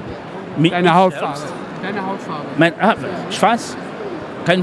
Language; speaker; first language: German; non-native, fluent; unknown